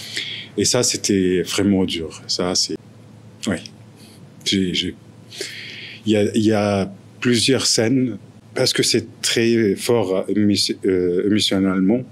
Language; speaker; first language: French; non-native, fluent; Arabic